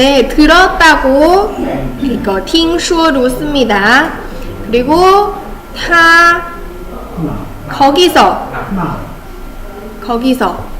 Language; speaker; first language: Korean; non-native, fluent; Chinese